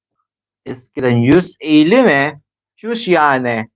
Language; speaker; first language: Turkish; non-native, learner; Filipino